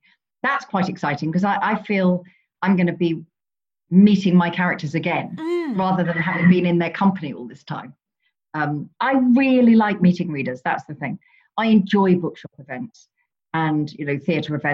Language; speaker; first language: English; native; English